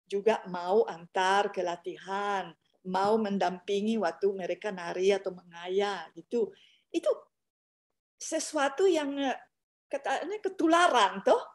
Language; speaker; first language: Indonesian; non-native, fluent; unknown